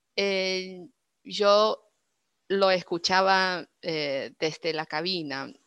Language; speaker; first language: Spanish; non-native, fluent; Chinese